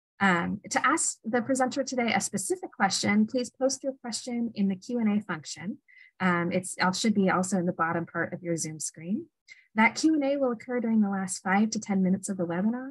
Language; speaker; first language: English; native; English